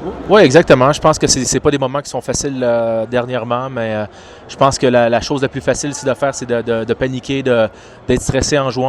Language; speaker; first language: French; native; French